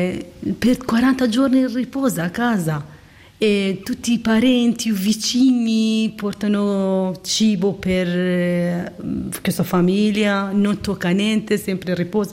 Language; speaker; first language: Italian; non-native, learner; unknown